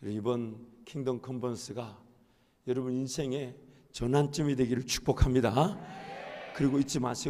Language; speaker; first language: Korean; native; Korean